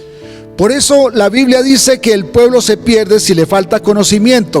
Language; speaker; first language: Spanish; native; Spanish